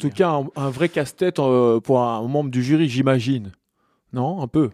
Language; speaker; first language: French; native; French